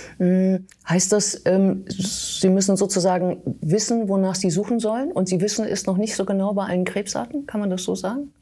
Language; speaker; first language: German; native; German